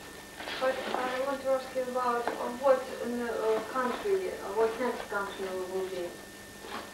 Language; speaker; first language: English; non-native, learner; Russian